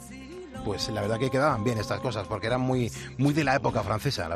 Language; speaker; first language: Spanish; native; Spanish